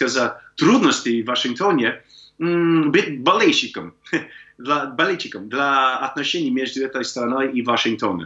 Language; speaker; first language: Russian; non-native, fluent; English